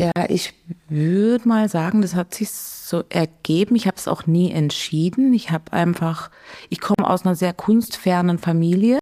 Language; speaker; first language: German; native; German